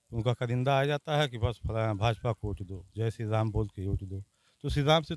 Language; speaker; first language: Hindi; native; Hindi